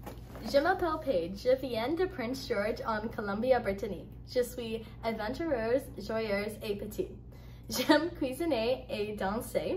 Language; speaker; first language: French; non-native, learner; English